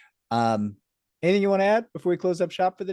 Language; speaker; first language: English; native; English